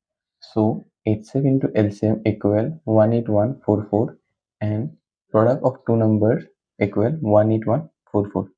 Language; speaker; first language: English; non-native, local second language; Hindi